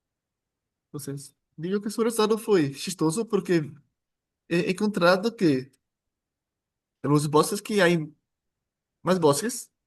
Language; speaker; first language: Spanish; non-native, fluent; Portuguese